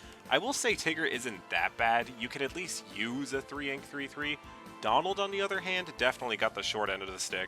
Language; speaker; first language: English; native; English